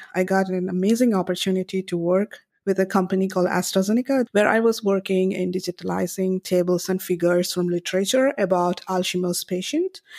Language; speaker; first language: English; non-native, local second language; Malayalam